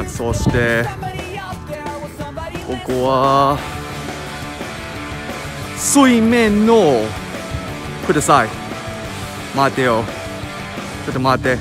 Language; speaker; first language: Japanese; non-native, learner; English